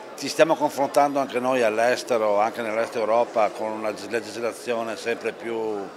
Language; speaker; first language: Italian; native; Italian